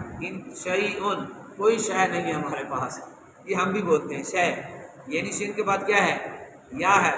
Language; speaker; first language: Urdu; non-native, local second language; Punjabi